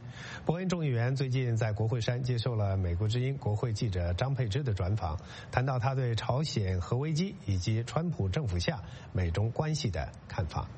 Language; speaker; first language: Chinese; native; Chinese